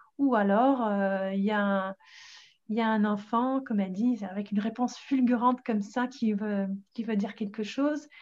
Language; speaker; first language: French; non-native, fluent; English